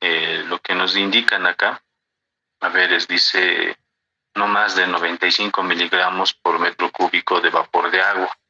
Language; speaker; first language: Spanish; native; Spanish